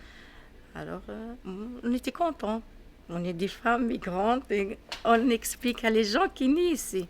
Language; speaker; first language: French; non-native, learner; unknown